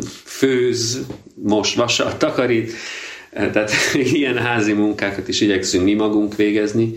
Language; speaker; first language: Hungarian; native; Hungarian